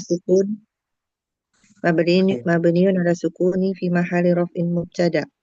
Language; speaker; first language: Arabic; non-native, learner; Indonesian